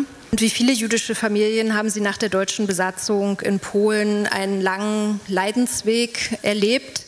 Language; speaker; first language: German; native; German